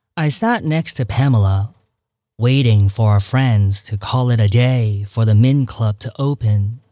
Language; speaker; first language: English; non-native, local second language; Cantonese